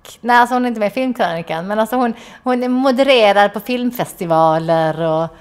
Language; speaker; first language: Swedish; native; Swedish